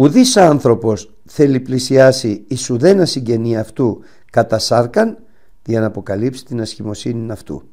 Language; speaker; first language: Greek; native; Greek